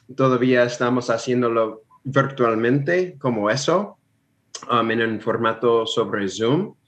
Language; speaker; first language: Spanish; non-native, fluent; English